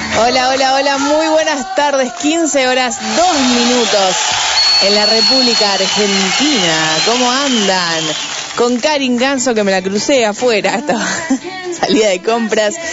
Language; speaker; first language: Spanish; native; Spanish